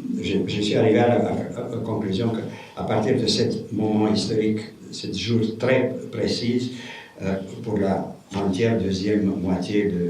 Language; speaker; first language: French; non-native, fluent; Romanian